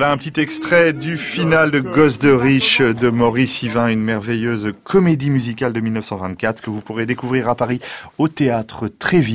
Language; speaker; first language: French; native; French